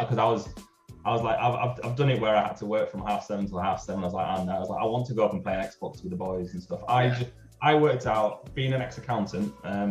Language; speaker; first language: English; native; English